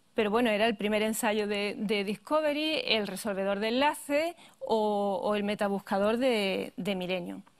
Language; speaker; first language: Spanish; native; Spanish